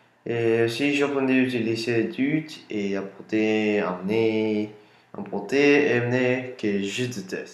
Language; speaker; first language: French; non-native, learner; Spanish